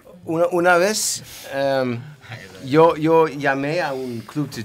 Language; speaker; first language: Spanish; non-native, learner; Dutch